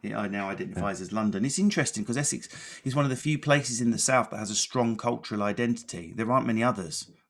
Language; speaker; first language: English; native; English